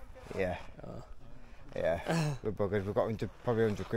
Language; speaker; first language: English; native; English